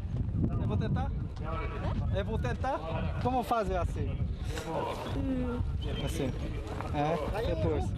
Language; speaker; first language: Portuguese; non-native, learner; Korean